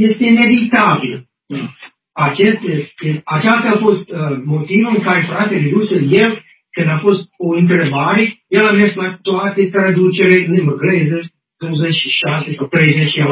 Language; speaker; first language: Romanian; non-native, learner; English